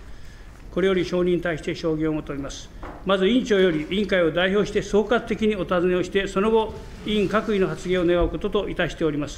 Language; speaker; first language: Japanese; native; Japanese